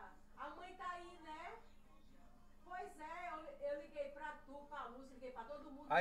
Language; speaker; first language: Portuguese; native; Portuguese